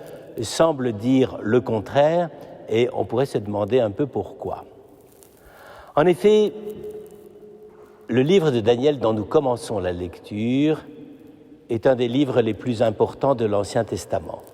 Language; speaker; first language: French; native; French